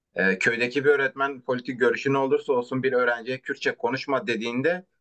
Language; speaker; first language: Turkish; non-native, local second language; Kurdish